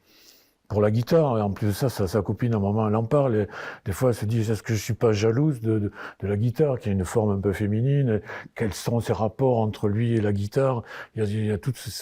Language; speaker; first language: French; native; French